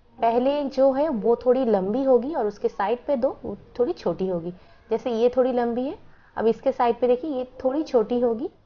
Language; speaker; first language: Hindi; non-native, local second language; Bangla